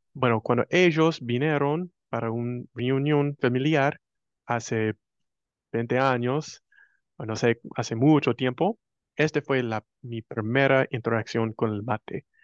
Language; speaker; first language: Spanish; non-native, fluent; English